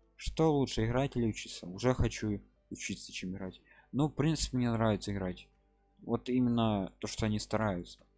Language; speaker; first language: Russian; non-native, local second language; Ukrainian